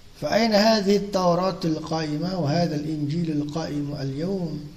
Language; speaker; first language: Arabic; non-native, fluent; Indonesian